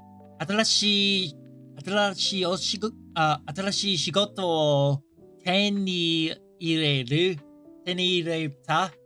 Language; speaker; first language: Japanese; non-native, learner; English